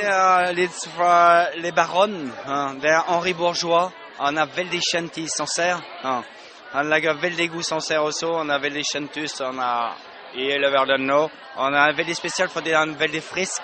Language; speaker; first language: Norwegian; non-native, fluent; French